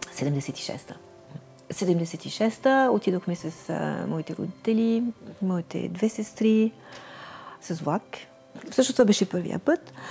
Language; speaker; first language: Bulgarian; non-native, fluent; French